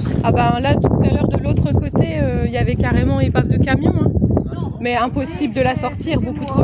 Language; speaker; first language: French; native; French